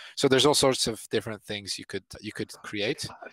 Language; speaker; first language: English; non-native, fluent; Italian